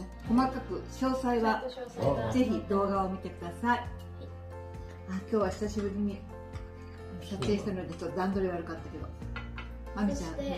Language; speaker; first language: Japanese; native; Japanese